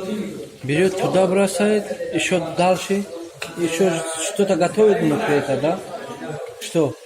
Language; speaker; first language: Russian; non-native, learner; Tajik